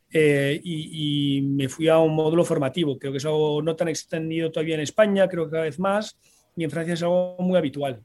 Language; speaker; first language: Spanish; early bilingual, heritage; Spanish